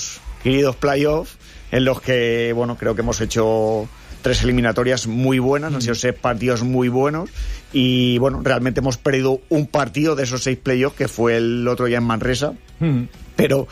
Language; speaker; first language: Spanish; native; Spanish